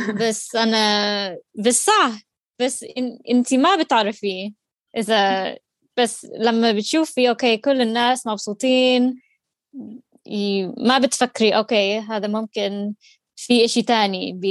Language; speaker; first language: Arabic; non-native, learner; English